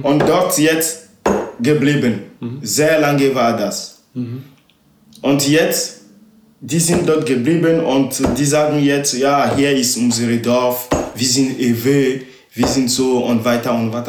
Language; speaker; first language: German; non-native, learner; Ewe